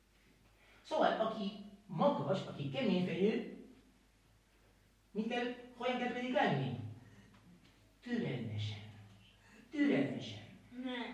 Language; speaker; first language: Hungarian; non-native, learner; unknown